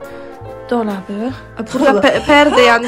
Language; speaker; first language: Turkish; non-native, learner; Polish